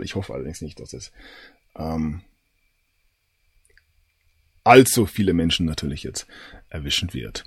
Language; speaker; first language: German; native; German